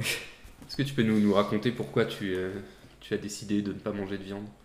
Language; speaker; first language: French; native; French